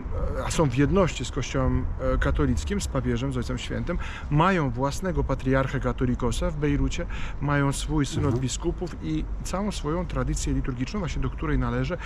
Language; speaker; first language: Polish; non-native, fluent; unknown